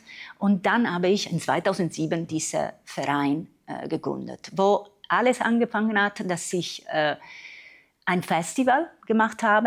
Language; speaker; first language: German; non-native, fluent; Italian